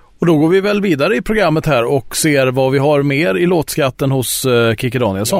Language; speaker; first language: Swedish; native; Swedish